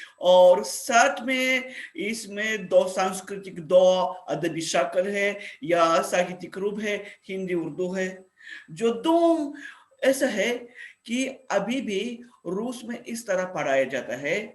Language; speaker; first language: Hindi; non-native, fluent; Russian